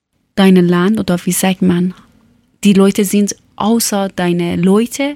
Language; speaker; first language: German; non-native, learner; Persian